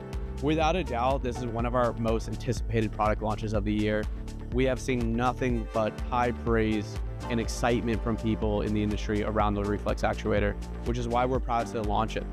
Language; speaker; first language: English; native; English